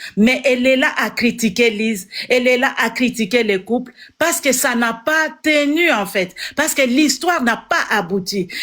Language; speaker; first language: French; non-native, local second language; Lingala